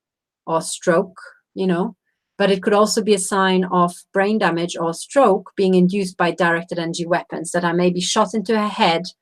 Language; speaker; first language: English; non-native, fluent; Romanian